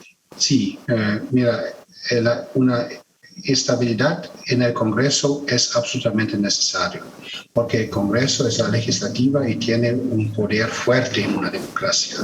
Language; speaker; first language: Spanish; non-native, fluent; German